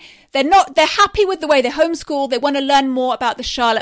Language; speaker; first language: English; native; English